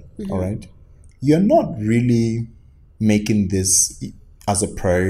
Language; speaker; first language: English; non-native, local second language; Bemba